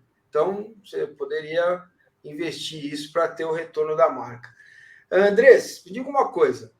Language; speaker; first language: Portuguese; native; Portuguese